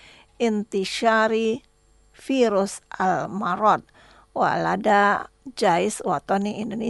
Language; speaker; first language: Arabic; non-native, fluent; Indonesian